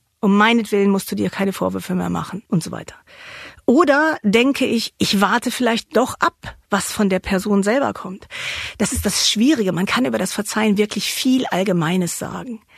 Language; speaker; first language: German; native; German